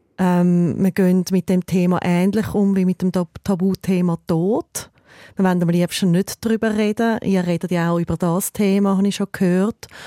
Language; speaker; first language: German; native; German